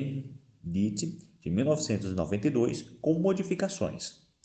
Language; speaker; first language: Portuguese; native; Portuguese